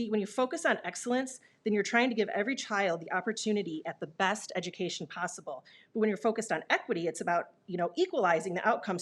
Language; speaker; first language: English; native; English